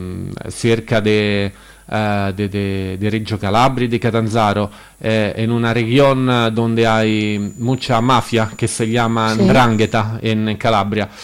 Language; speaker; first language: Spanish; non-native, learner; Italian